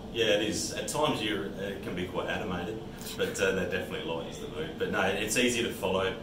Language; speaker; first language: English; native; English